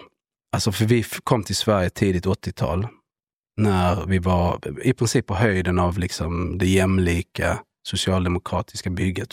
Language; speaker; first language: Swedish; native; Swedish